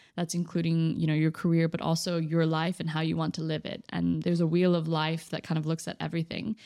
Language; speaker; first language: English; native; English